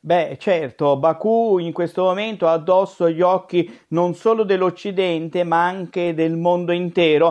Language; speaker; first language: Italian; native; Italian